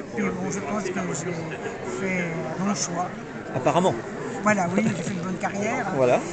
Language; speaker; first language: French; native; French